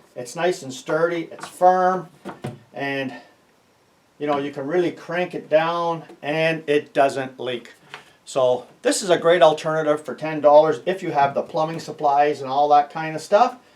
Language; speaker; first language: English; native; English